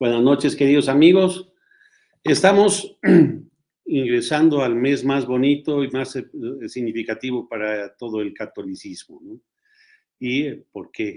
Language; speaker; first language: Spanish; native; Spanish